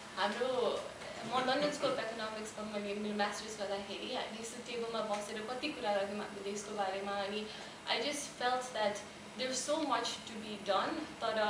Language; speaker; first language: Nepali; early bilingual, heritage; Nepali